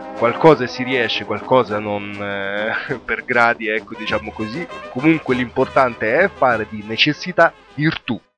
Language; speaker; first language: Italian; native; Italian